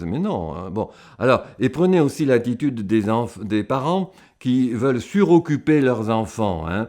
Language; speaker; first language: French; native; French